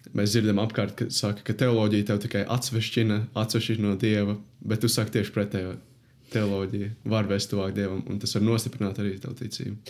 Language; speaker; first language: Latvian; native; Latvian